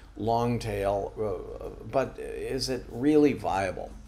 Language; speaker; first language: English; native; English